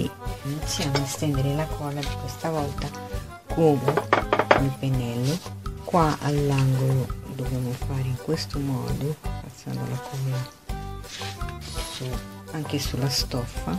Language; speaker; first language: Italian; non-native, fluent; Portuguese